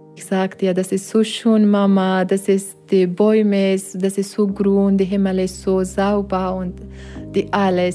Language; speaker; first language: German; non-native, learner; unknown